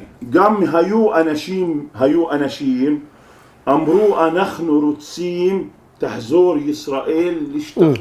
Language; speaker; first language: Hebrew; non-native, local second language; Arabic